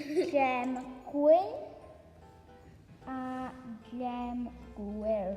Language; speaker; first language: Welsh; non-native, local second language; English